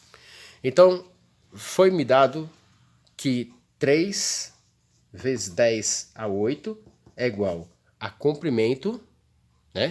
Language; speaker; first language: Portuguese; native; Portuguese